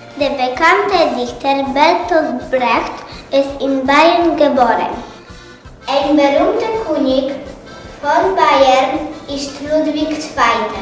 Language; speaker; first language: German; non-native, learner; Polish